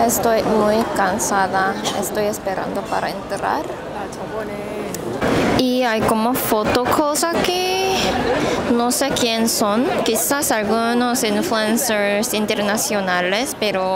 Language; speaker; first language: Spanish; non-native, fluent; Korean